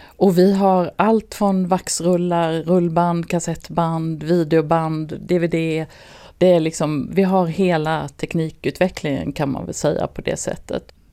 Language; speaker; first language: Swedish; native; Swedish